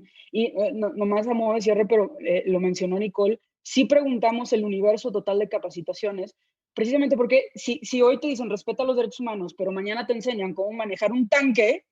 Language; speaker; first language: Spanish; native; Spanish